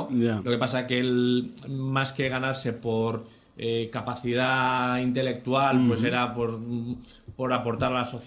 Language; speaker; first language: Spanish; native; Spanish